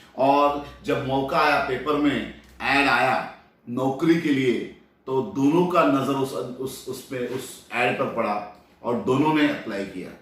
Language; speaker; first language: Hindi; non-native, local second language; Marathi